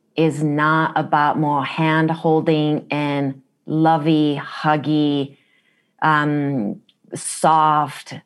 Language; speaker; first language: English; non-native, fluent; Japanese